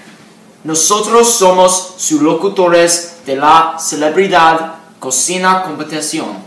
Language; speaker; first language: Spanish; non-native, learner; English